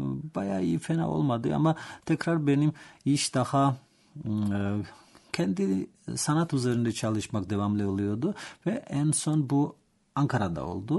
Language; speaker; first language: Turkish; non-native, learner; Georgian